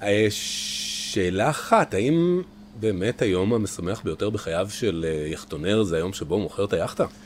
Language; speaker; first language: Hebrew; native; Hebrew